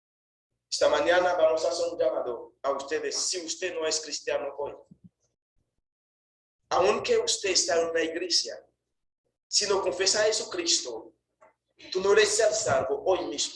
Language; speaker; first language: Spanish; non-native, fluent; Haitian Creole